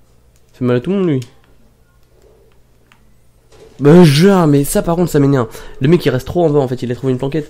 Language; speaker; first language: French; native; French